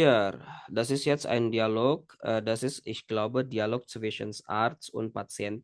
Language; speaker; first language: German; non-native, fluent; Indonesian